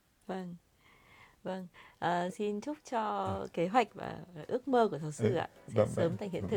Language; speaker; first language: Vietnamese; native; Vietnamese